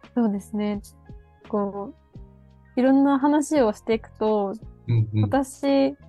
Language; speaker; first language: Japanese; native; Japanese